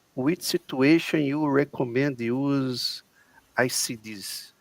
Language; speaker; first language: English; non-native, learner; Portuguese